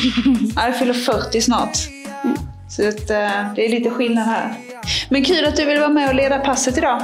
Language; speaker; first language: Swedish; native; Swedish